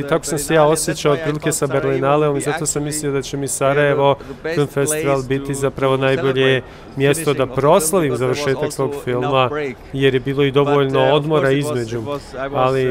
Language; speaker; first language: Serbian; early bilingual, heritage; Albanian